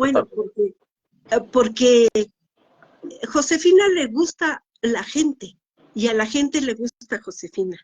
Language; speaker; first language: Spanish; native; Spanish